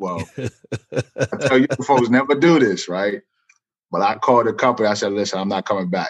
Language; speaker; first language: English; native; English